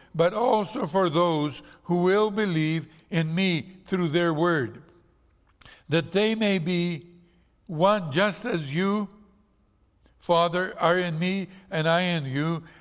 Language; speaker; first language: English; non-native, fluent; Portuguese